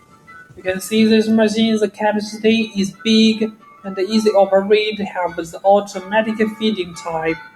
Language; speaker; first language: English; non-native, learner; Chinese